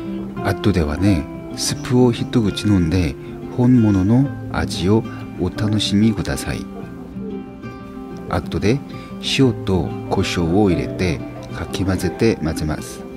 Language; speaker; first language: Japanese; non-native, learner; Korean